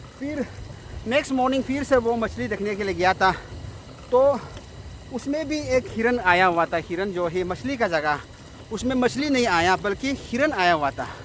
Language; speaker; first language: Hindi; non-native, local second language; Nyishi